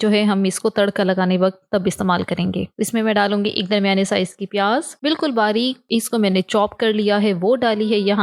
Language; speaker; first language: Hindi; native; Hindi